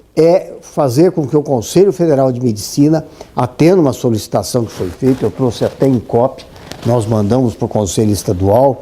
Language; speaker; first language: Portuguese; native; Portuguese